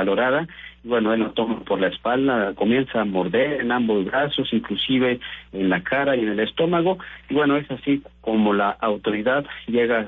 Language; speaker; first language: Spanish; native; Spanish